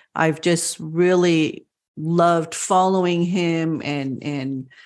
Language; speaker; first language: English; early bilingual, other home language; French